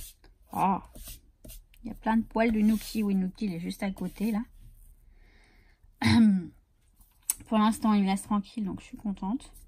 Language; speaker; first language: French; native; French